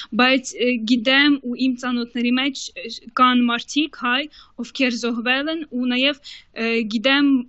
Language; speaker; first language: Armenian; early bilingual, heritage; Armenian